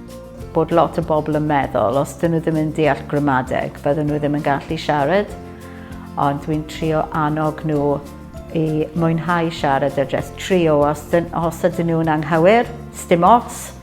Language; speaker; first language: Welsh; non-native, local second language; English